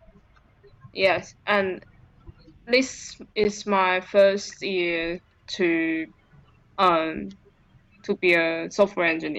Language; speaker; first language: English; non-native, learner; Chinese